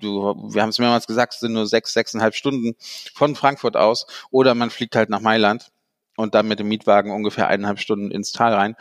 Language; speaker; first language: German; native; German